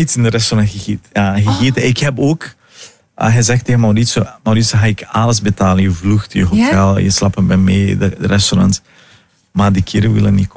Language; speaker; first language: Dutch; non-native, learner; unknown